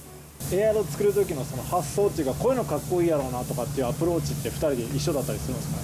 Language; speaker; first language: Japanese; native; Japanese